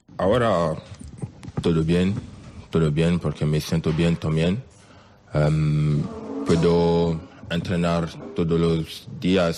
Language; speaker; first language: Spanish; non-native, learner; French